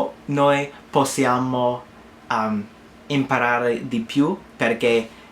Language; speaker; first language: Italian; non-native, learner; English